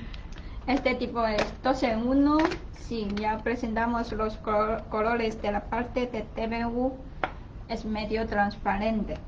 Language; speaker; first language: Spanish; non-native, learner; Chinese